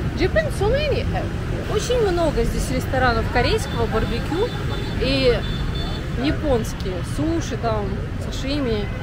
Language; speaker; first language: Russian; native; Russian